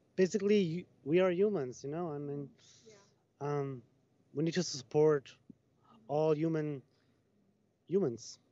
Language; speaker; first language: English; non-native, fluent; Italian